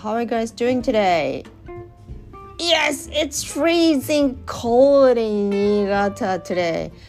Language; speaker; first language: English; non-native, learner; Japanese